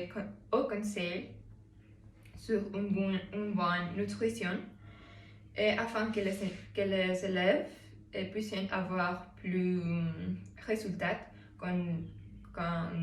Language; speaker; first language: French; non-native, learner; Spanish